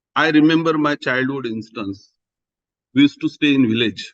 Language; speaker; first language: English; non-native, local second language; Marathi